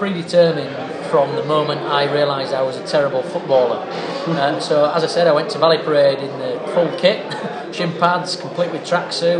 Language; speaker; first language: English; native; English